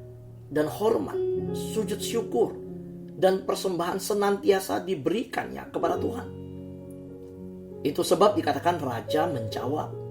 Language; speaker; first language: Indonesian; native; Indonesian